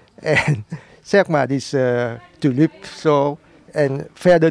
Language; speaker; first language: Dutch; non-native, learner; Vietnamese